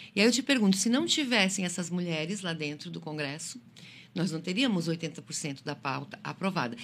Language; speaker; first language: Portuguese; native; Portuguese